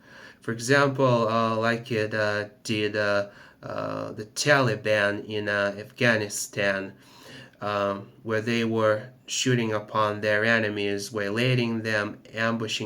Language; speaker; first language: English; non-native, fluent; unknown